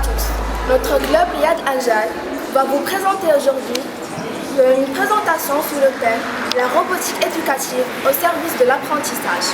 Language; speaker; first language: French; non-native, local second language; Arabic